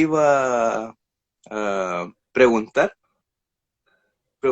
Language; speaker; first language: Portuguese; non-native, learner; Spanish